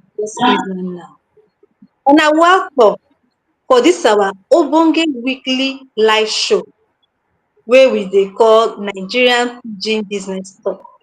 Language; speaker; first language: Nigerian Pidgin; native; Nigerian Pidgin